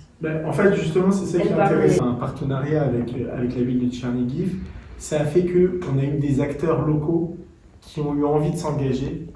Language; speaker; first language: French; native; French